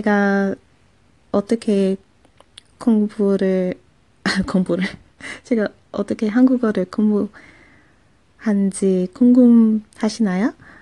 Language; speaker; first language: Korean; non-native, fluent; English